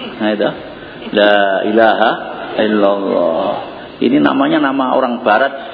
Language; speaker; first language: Indonesian; non-native, local second language; Javanese